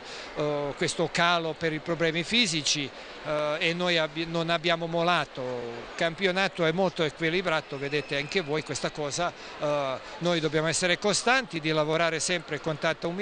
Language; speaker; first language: Italian; non-native, fluent; Serbian